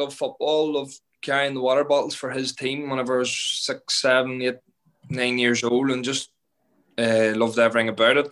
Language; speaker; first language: English; native; English